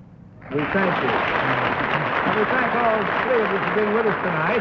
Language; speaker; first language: English; native; English